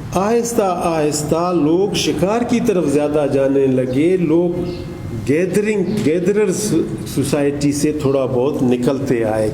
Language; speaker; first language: Urdu; non-native, local second language; Baluchi